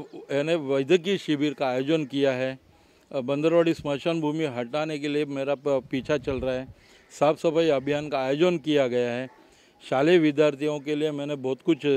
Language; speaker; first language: Hindi; non-native, local second language; Marathi